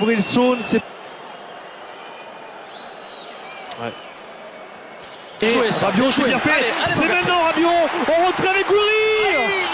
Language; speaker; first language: French; native; French